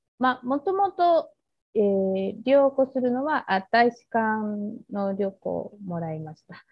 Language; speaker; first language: Japanese; non-native, learner; Spanish